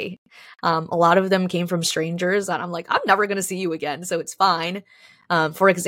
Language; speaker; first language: English; early bilingual, other home language; Chinese